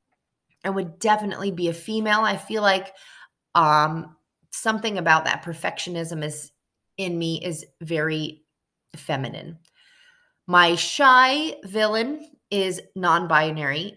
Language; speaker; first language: English; native; English